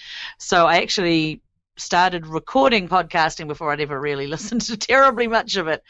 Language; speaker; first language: English; native; English